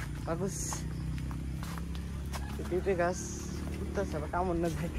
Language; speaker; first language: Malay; non-native, learner; Bangla